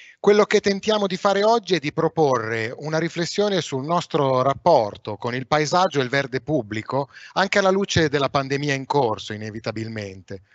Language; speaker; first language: Italian; native; Italian